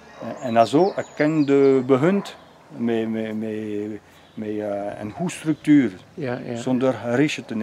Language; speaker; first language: Dutch; non-native, local second language; French